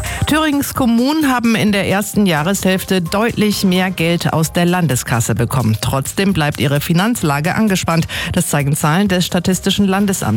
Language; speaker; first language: German; native; German